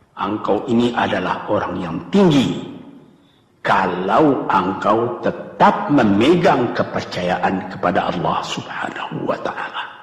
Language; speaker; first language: Indonesian; non-native, local second language; Minangkabau